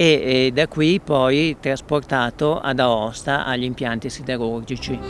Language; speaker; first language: Italian; native; Italian